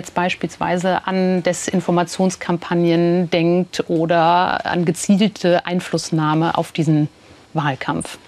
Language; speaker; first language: German; native; German